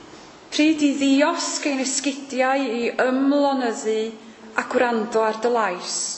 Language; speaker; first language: Welsh; native; Welsh